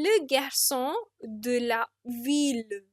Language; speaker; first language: French; non-native, fluent; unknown